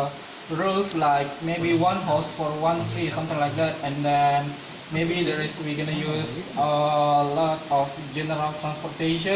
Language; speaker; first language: English; non-native, learner; Indonesian